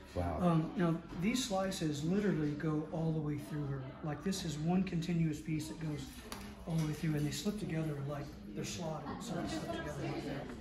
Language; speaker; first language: English; native; English